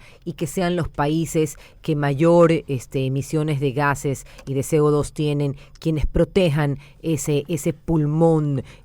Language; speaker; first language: Spanish; native; Spanish